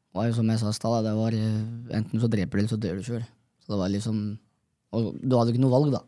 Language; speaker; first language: Norwegian; early bilingual, other home language; Somali